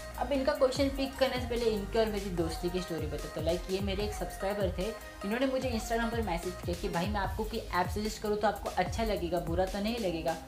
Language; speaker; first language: Hindi; native; Hindi